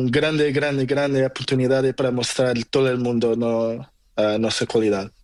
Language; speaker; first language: Spanish; non-native, learner; Portuguese